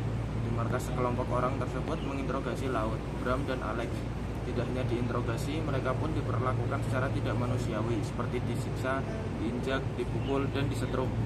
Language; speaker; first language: Indonesian; native; Indonesian